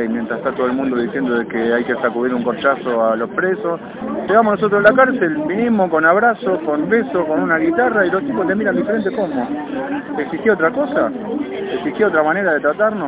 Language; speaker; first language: Spanish; native; Spanish